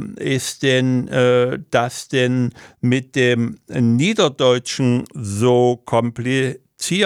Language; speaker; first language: German; native; German